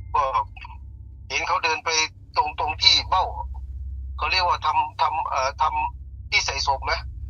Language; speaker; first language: Thai; non-native, local second language; Northeastern Thai